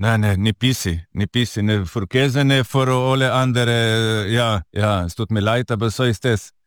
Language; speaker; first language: German; non-native, learner; Italian